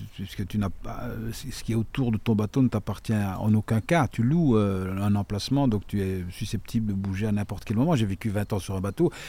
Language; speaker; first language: French; native; French